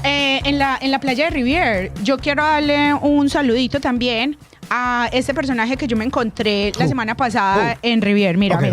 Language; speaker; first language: Spanish; native; Spanish